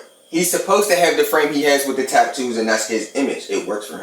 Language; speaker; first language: English; native; English